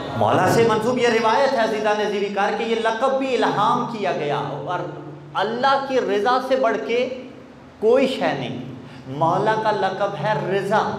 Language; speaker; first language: Urdu; non-native, local second language; Punjabi